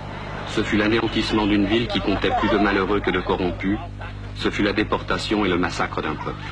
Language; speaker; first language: French; native; French